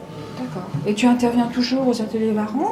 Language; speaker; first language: French; native; French